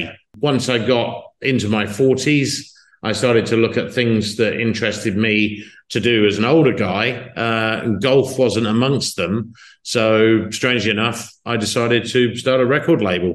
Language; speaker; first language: English; native; English